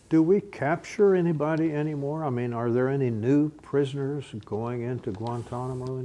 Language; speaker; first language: English; native; English